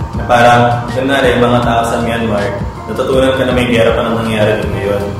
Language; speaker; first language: Filipino; native; Filipino